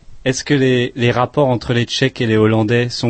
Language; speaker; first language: French; native; French